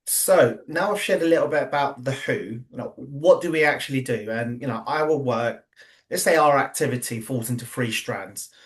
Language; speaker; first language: English; native; English